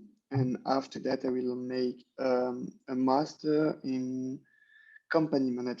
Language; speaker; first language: English; non-native, learner; French